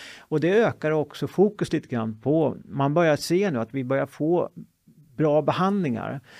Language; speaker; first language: Swedish; native; Swedish